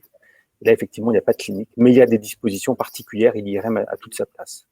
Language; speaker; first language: French; native; French